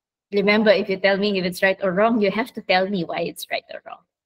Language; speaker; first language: English; non-native, local second language; Malay